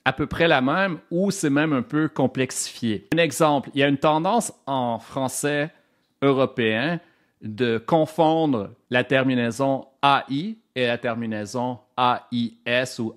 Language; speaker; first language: French; native; French